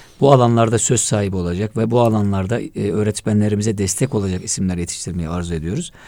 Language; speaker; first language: Turkish; native; Turkish